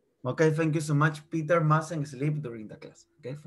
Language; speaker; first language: English; non-native, fluent; Spanish